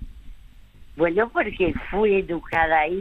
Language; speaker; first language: Spanish; early bilingual, other home language; French